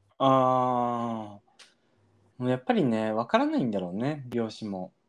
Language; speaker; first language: Japanese; early bilingual, heritage; Japanese